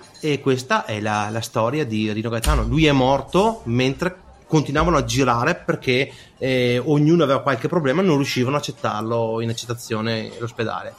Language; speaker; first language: Italian; native; Italian